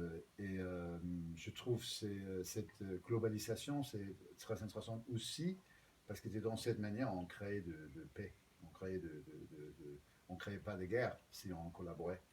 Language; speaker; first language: French; non-native, fluent; Danish